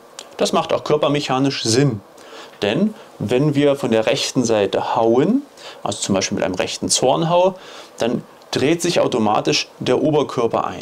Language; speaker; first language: German; native; German